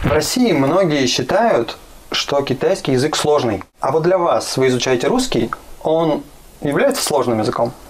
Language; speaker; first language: Russian; native; Russian